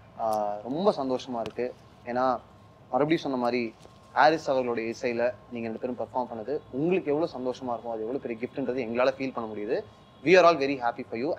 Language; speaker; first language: Tamil; native; Tamil